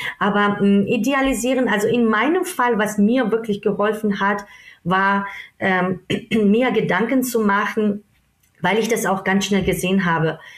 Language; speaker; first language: German; non-native, fluent; Georgian